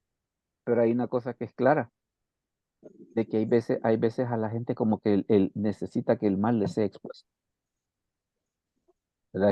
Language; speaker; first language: Spanish; native; Spanish